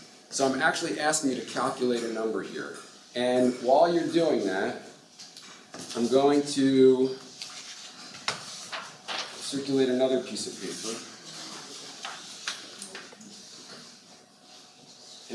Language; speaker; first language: English; native; English